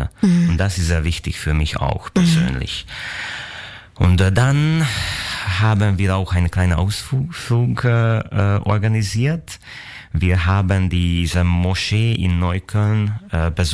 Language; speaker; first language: German; non-native, fluent; Hungarian